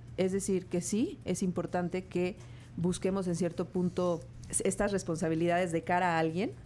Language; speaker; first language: Spanish; native; Spanish